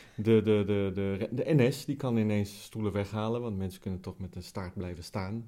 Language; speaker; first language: Dutch; non-native, fluent; Italian